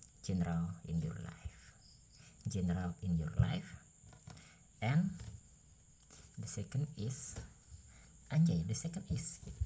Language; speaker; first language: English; non-native, learner; Indonesian